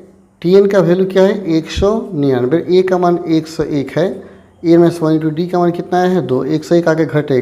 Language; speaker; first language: Hindi; native; Hindi